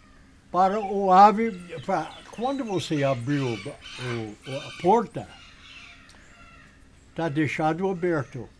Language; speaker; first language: Portuguese; non-native, learner; English